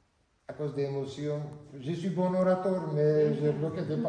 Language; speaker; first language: French; non-native, learner; Georgian